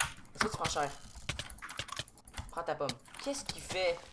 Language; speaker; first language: French; native; French